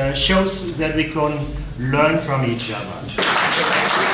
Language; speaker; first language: English; non-native, fluent; German